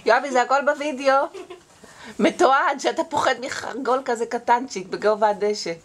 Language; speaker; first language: Hebrew; native; Hebrew